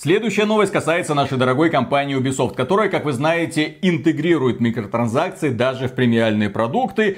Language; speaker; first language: Russian; native; Russian